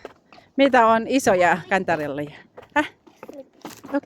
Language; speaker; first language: Finnish; non-native, learner; Bikol